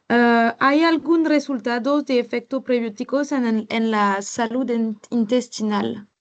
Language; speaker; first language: Spanish; non-native, learner; French